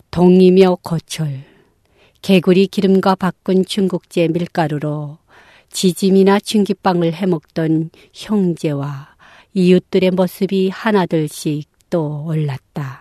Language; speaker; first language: Korean; non-native, local second language; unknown